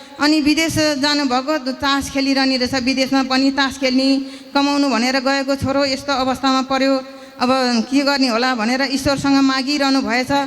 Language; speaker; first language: Nepali; native; Nepali